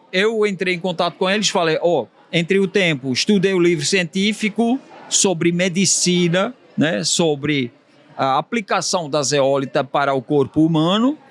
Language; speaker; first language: Portuguese; non-native, fluent; Swiss German